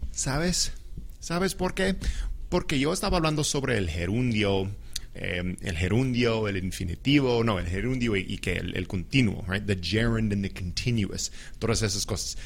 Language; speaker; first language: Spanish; non-native, fluent; English